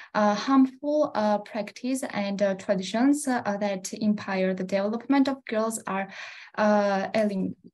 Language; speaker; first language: English; non-native, learner; Georgian